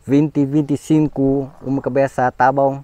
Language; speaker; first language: Portuguese; non-native, learner; Vietnamese